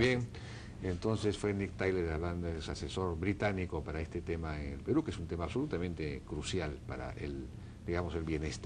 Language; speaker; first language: Spanish; native; Spanish